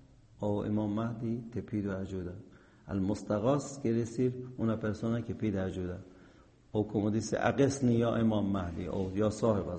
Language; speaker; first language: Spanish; non-native, fluent; Persian